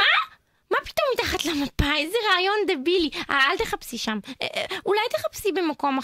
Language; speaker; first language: Hebrew; native; Hebrew